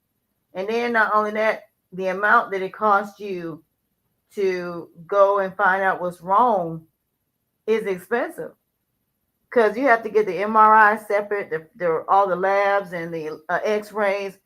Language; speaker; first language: English; native; English